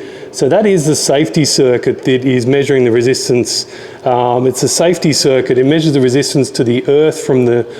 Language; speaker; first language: English; native; English